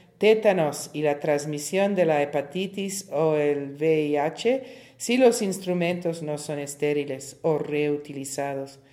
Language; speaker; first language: Spanish; non-native, fluent; Italian